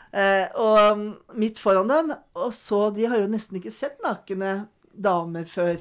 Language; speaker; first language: Norwegian; native; Norwegian